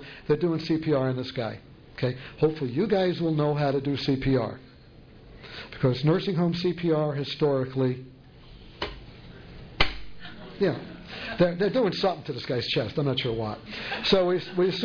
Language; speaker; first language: English; native; English